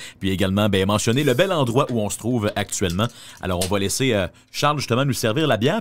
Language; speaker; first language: French; native; French